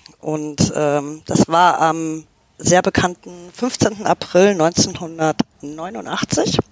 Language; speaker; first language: German; early bilingual, other home language; English